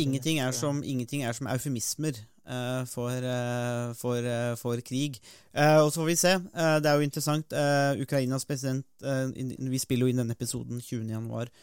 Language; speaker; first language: Norwegian; native; Norwegian